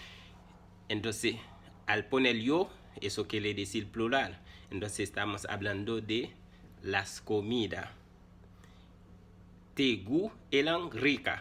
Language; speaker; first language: Spanish; non-native, fluent; Haitian Creole